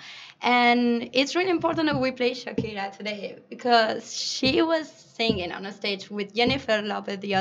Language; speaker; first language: English; non-native, fluent; Spanish